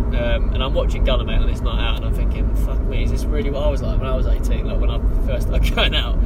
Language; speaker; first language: English; native; English